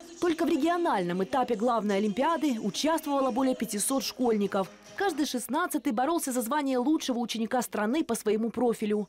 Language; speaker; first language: Russian; native; Russian